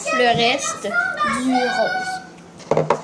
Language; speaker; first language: French; native; French